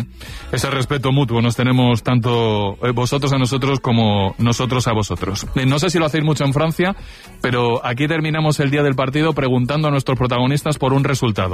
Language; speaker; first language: Spanish; native; Spanish